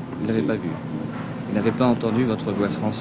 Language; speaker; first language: French; native; French